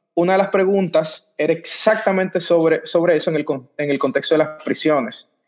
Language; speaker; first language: Spanish; native; Spanish